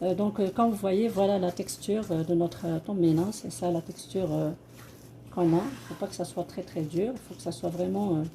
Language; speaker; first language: French; non-native, local second language; Arabic